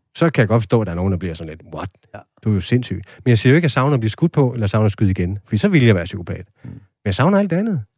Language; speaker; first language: Danish; native; Danish